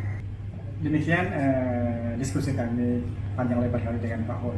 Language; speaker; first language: Indonesian; native; Indonesian